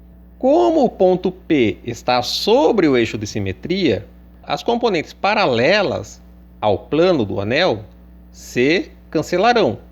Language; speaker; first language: Portuguese; native; Portuguese